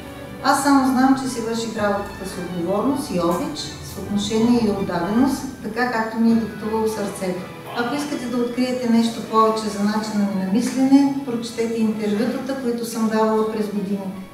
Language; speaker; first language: Bulgarian; native; Bulgarian